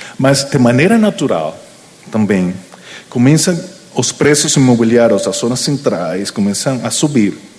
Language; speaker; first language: Portuguese; non-native, learner; Spanish